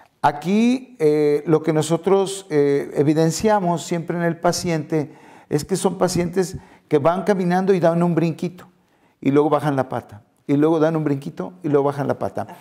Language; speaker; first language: Spanish; native; Spanish